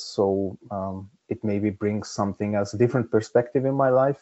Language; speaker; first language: English; non-native, fluent; Hungarian